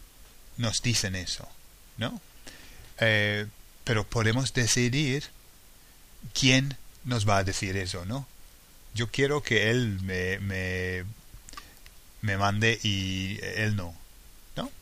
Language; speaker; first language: Spanish; non-native, fluent; English